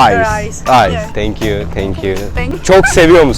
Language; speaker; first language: English; non-native, learner; Turkish